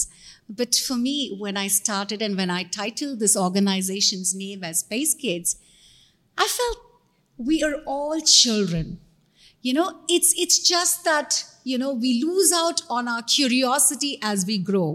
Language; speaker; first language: English; non-native, local second language; Tamil